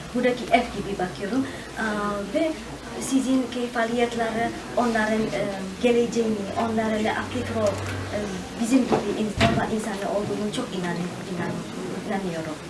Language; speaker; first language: Turkish; non-native, learner; Indonesian